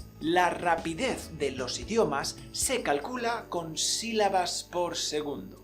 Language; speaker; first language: Spanish; native; Spanish